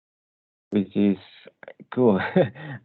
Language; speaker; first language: English; non-native, learner; Indonesian